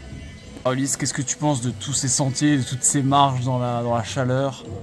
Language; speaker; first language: French; native; French